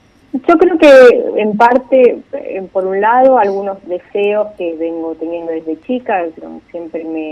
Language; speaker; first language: Spanish; native; Spanish